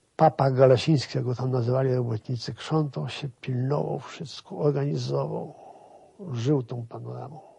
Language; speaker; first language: Polish; native; Polish